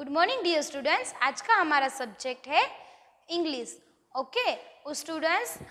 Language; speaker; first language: Hindi; non-native, local second language; Gujarati